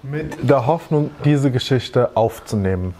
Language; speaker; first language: German; native; German